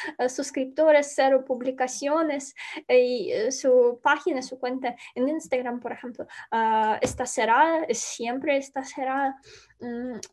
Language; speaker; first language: Spanish; non-native, learner; Ukrainian